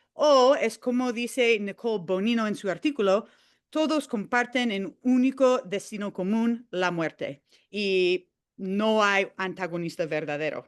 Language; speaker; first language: Spanish; non-native, fluent; English